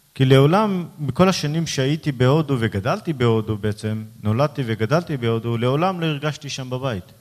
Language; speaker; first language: Hebrew; early bilingual, other home language; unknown